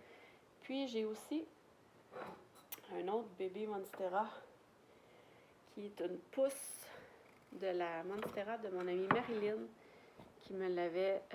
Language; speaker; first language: French; native; French